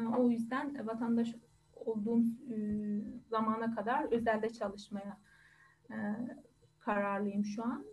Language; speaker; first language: Turkish; non-native, fluent; Persian